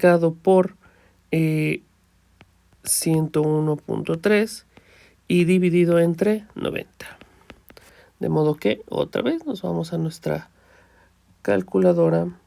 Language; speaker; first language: Spanish; native; Spanish